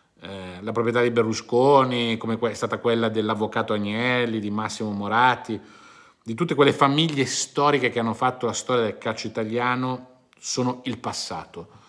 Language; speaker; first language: Italian; native; Italian